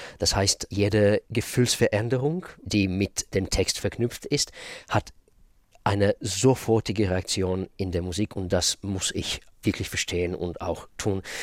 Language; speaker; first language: German; non-native, fluent; Russian